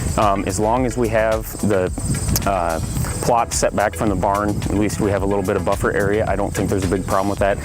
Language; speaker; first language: English; native; English